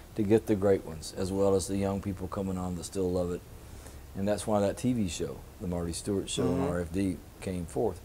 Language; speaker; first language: English; native; English